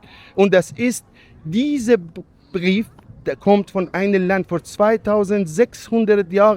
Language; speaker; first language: German; non-native, learner; Persian